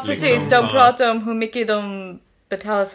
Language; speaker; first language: Swedish; non-native, learner; English